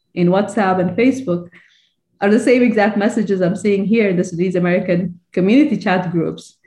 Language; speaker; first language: English; non-native, fluent; Arabic